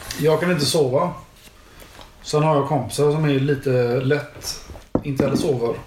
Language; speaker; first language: Swedish; native; Swedish